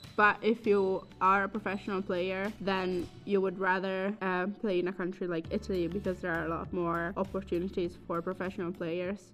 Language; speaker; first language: English; non-native, fluent; Italian